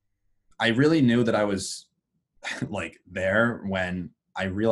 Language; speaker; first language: English; native; English